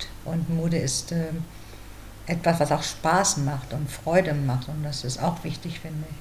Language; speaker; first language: German; native; German